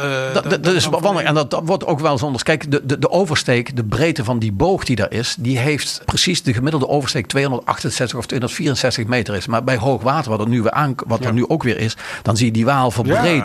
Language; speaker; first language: Dutch; native; Dutch